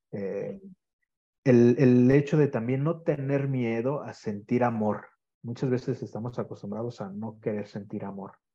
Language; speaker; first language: Spanish; native; Spanish